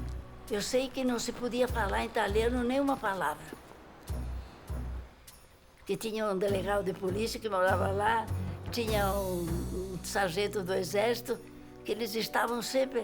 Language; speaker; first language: Portuguese; non-native, local second language; Italian